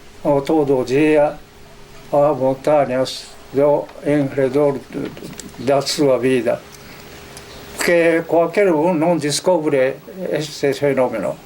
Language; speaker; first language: Portuguese; non-native, fluent; Japanese